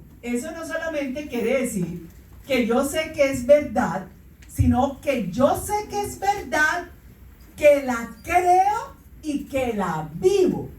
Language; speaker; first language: Spanish; native; Spanish